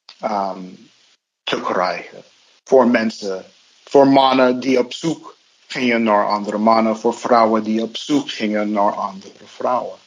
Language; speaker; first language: Dutch; non-native, fluent; English